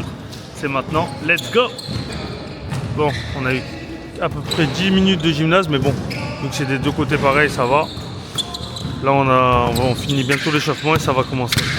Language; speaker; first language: French; native; French